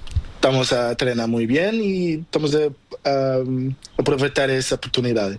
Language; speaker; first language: Spanish; non-native, learner; Portuguese